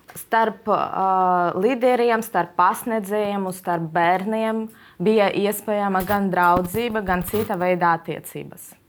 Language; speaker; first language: Latvian; non-native, local second language; Russian